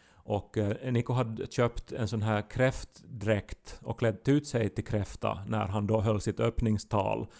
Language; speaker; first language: Swedish; native; Swedish